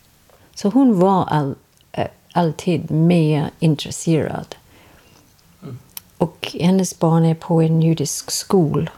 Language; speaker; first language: Swedish; non-native, fluent; English